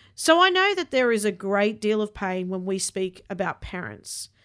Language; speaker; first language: English; early bilingual, other home language; Hindi